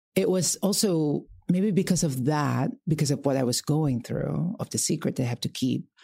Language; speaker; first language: English; non-native, local second language; Filipino